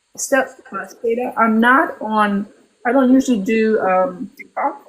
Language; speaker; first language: English; early bilingual, other home language; Albanian